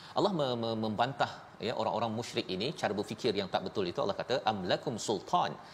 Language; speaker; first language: Malay; native; Malay